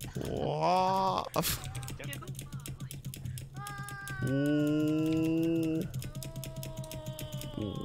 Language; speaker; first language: Japanese; non-native, learner; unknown